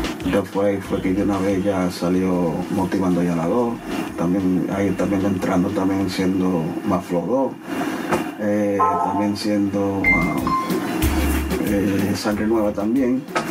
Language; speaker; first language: Spanish; native; Spanish